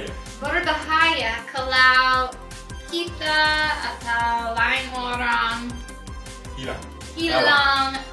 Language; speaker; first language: Indonesian; non-native, learner; English